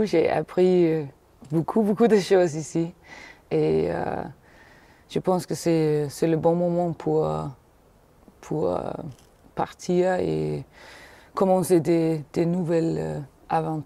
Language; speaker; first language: French; non-native, fluent; Danish